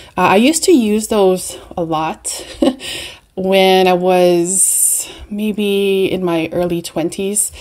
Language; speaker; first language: English; native; English